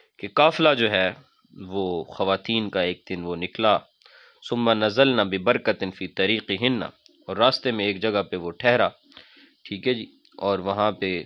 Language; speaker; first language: Urdu; non-native, local second language; Punjabi